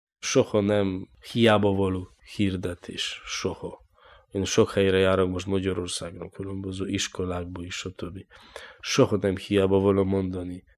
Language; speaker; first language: Hungarian; non-native, learner; Polish